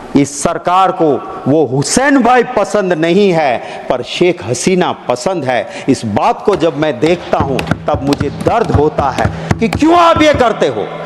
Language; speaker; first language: Hindi; non-native, local second language; Gujarati